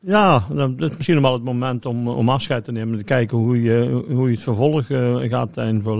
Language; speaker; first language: Dutch; native; Dutch